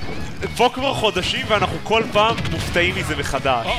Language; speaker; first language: Hebrew; native; Hebrew